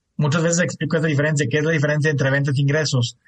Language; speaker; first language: Spanish; non-native, fluent; German